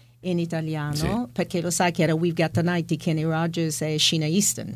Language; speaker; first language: Italian; non-native, fluent; English